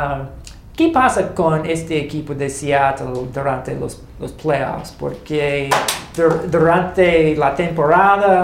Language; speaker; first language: Spanish; non-native, learner; English